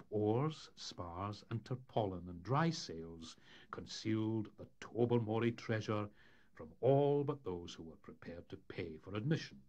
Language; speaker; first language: English; native; English